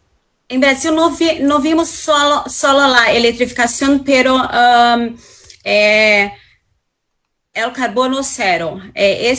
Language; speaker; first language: Spanish; non-native, fluent; Portuguese